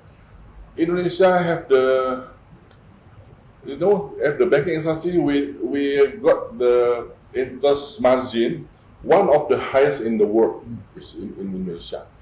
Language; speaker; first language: English; non-native, fluent; Indonesian